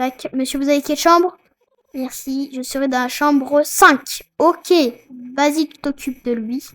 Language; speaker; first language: French; native; French